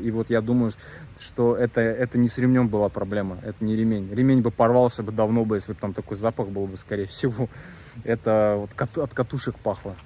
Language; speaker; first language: Russian; native; Russian